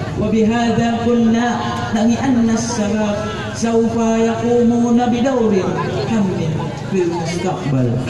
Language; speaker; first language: Arabic; non-native, learner; Indonesian